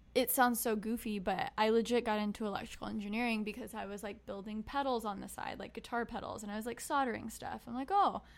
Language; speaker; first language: English; native; English